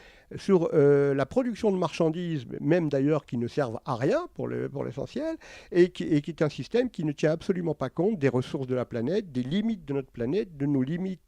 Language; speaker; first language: French; native; French